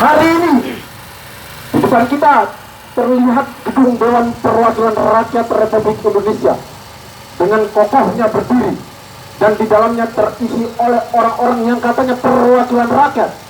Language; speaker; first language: Indonesian; native; Indonesian